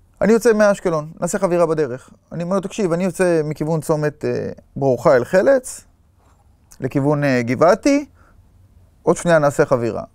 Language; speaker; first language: Hebrew; native; Hebrew